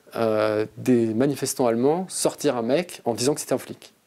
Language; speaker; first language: French; native; French